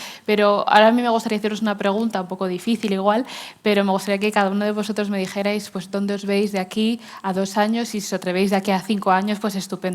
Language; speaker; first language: Spanish; native; Spanish